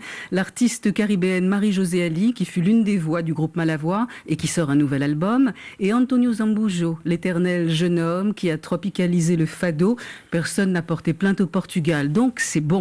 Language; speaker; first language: French; native; French